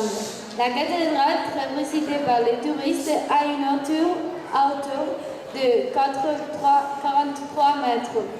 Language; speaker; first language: French; non-native, learner; Spanish